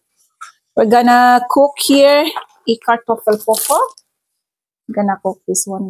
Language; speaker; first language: English; non-native, local second language; Filipino